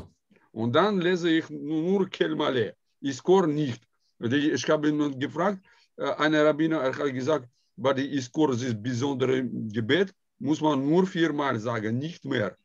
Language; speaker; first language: German; non-native, learner; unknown